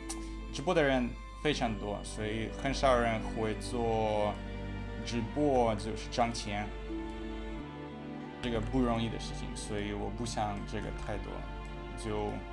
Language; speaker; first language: Chinese; non-native, learner; Russian